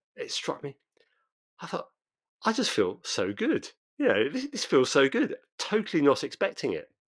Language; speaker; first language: English; native; English